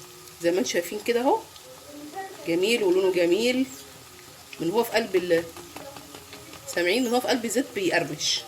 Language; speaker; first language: Arabic; native; Arabic